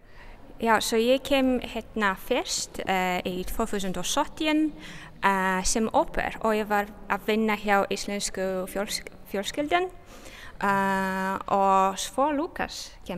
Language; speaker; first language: Icelandic; non-native, learner; Polish